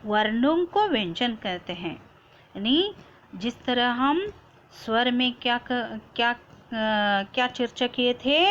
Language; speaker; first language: Hindi; non-native, local second language; Kannada